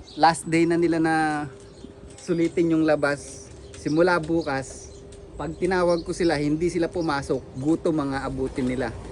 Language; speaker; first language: Filipino; native; Filipino